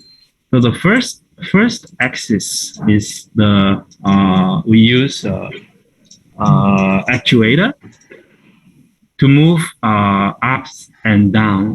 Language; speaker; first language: English; non-native, local second language; Chinese